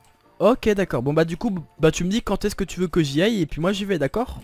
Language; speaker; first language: French; native; French